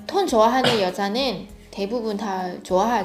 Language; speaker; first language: Korean; non-native, fluent; Vietnamese